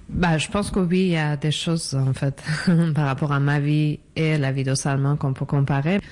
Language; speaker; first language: French; non-native, fluent; Persian